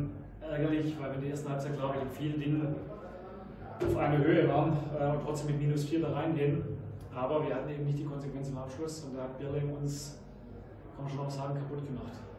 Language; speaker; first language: German; native; German